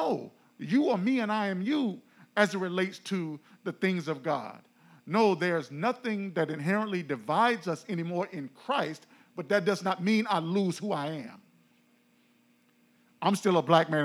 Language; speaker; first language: English; native; English